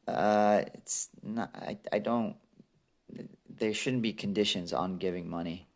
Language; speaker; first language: English; early bilingual, other home language; Assyrian Neo-Aramaic